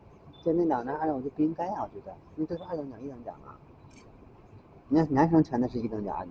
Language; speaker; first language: Chinese; native; Chinese